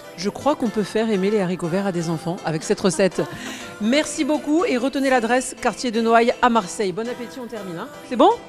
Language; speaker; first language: French; native; French